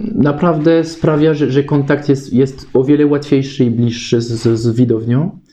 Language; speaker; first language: Polish; non-native, fluent; French